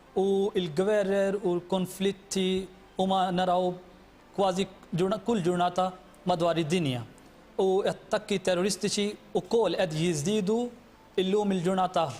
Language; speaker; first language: Maltese; non-native, fluent; Urdu